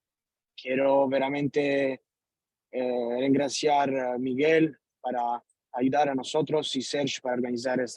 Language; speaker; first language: Spanish; non-native, learner; Italian